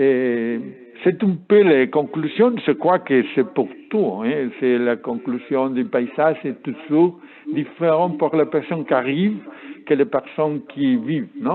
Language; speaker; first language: French; non-native, learner; Spanish